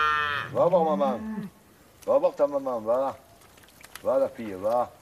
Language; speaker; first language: French; native; French